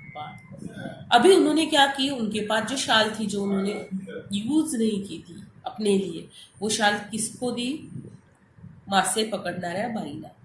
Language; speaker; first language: Hindi; non-native, local second language; Marathi